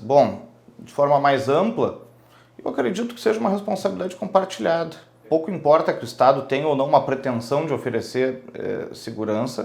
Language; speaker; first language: Portuguese; native; Portuguese